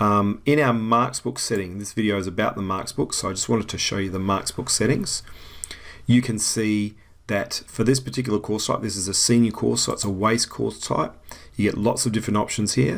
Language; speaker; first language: English; native; English